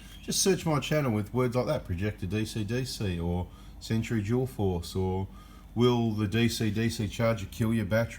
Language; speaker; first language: English; native; English